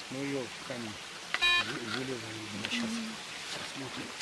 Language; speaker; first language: Russian; native; Russian